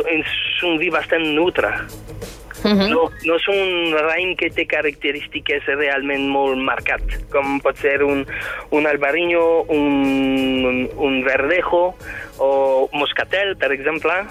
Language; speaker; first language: Catalan; non-native, fluent; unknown